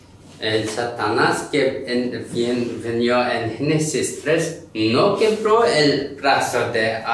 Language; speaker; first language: Spanish; non-native, learner; Korean